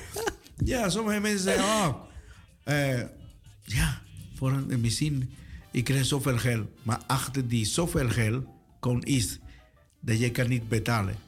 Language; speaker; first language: Dutch; non-native, learner; Spanish